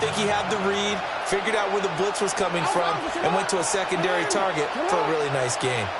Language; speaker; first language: English; native; English